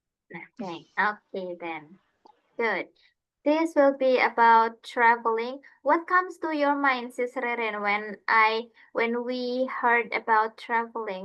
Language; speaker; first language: English; non-native, fluent; Indonesian